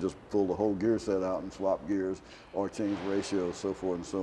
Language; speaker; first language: English; native; English